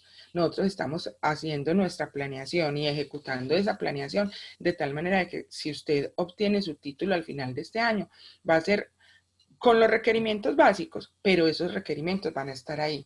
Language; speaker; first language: Spanish; native; Spanish